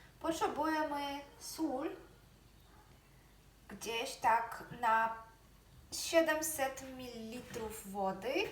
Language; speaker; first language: Polish; non-native, fluent; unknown